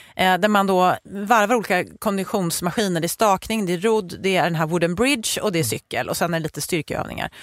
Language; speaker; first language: Swedish; native; Swedish